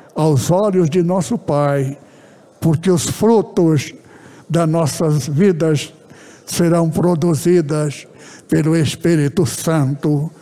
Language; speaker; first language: Portuguese; early bilingual, other home language; Japanese